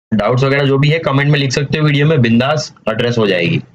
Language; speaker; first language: Hindi; non-native, local second language; Gujarati